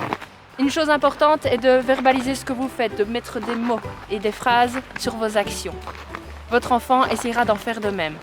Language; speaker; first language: French; native; French